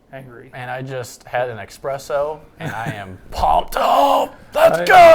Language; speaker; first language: English; native; English